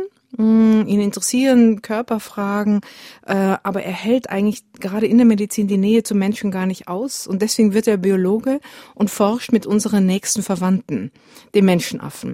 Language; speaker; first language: German; native; German